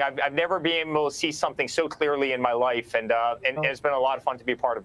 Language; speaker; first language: English; native; English